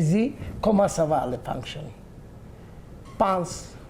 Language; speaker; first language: French; non-native, learner; Bangla